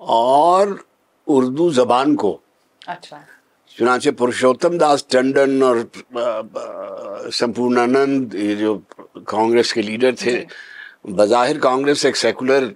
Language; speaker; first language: Urdu; native; Urdu